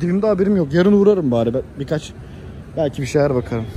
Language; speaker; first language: Turkish; native; Turkish